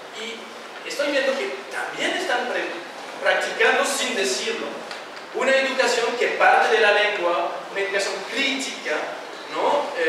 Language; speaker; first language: Spanish; non-native, fluent; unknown